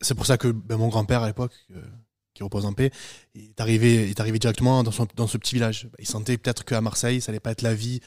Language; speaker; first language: French; native; French